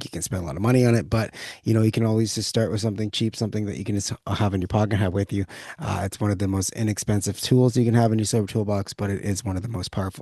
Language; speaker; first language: English; native; English